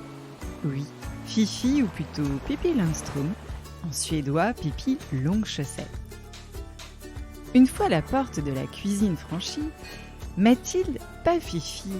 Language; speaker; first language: French; native; French